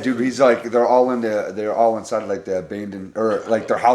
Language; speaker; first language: English; native; English